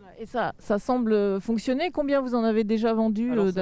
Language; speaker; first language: French; native; French